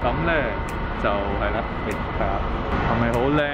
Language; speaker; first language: Cantonese; non-native, learner; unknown